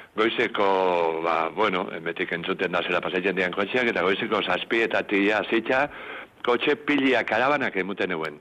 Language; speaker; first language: Basque; native; Basque